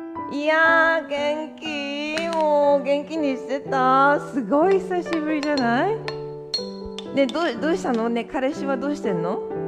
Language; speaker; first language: Japanese; native; Japanese